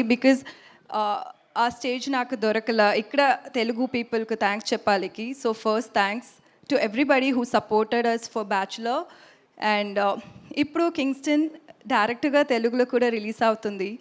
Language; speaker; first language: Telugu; non-native, learner; Tamil